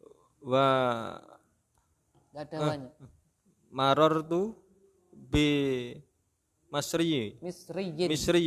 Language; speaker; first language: Arabic; non-native, learner; Indonesian